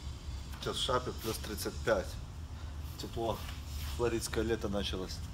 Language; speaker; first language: Russian; native; Russian